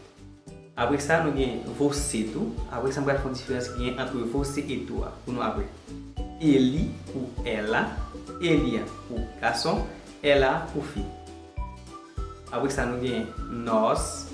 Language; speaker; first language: French; non-native, learner; Haitian Creole